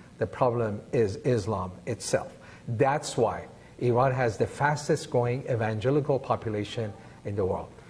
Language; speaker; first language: English; non-native, fluent; Persian